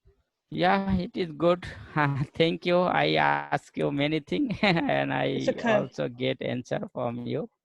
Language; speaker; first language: English; non-native, learner; Bangla